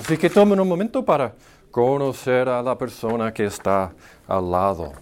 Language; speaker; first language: Spanish; non-native, fluent; English